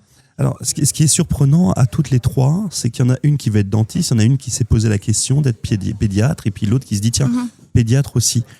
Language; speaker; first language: French; native; French